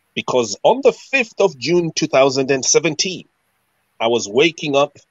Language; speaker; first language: English; non-native, local second language; Shona